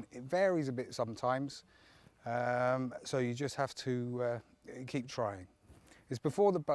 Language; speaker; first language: English; native; English